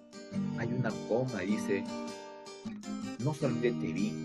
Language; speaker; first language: Spanish; native; Spanish